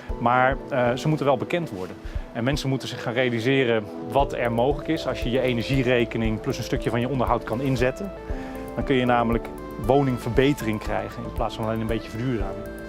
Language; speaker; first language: Dutch; native; Dutch